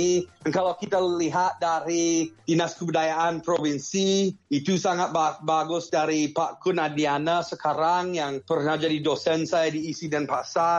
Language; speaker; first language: Indonesian; non-native, fluent; English